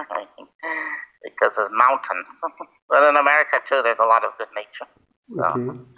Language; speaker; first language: English; native; English